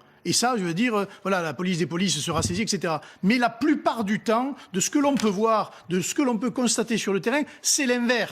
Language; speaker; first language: French; native; French